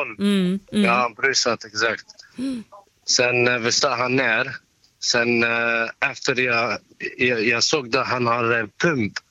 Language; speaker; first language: Swedish; non-native, local second language; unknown